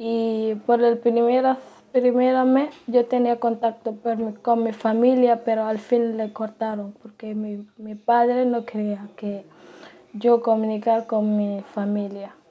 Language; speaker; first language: Spanish; non-native, learner; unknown